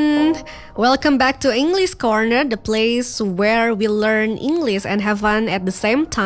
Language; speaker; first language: English; non-native, learner; Indonesian